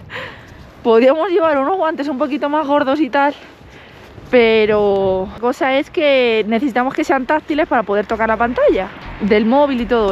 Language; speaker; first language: Spanish; native; Spanish